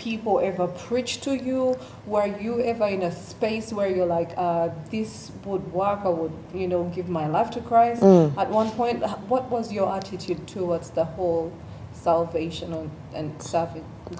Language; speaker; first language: English; non-native, local second language; Ganda